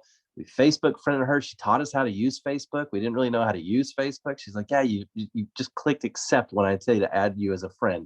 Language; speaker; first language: English; native; English